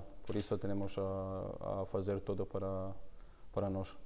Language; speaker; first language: Portuguese; non-native, learner; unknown